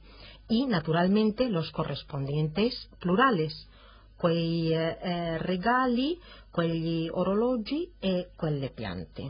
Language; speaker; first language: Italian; non-native, fluent; Spanish